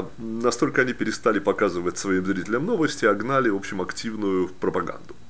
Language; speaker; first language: Russian; native; Russian